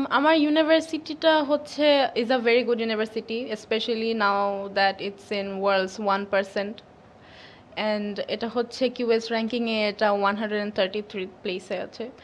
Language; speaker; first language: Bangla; early bilingual, heritage; Bangla